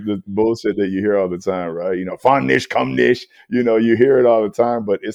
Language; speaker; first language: English; native; English